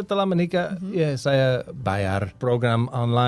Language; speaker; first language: Indonesian; non-native, learner; English